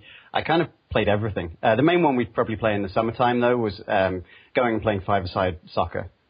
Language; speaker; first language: English; native; English